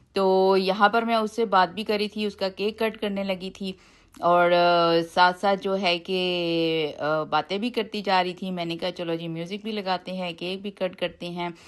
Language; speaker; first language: Urdu; non-native, local second language; Punjabi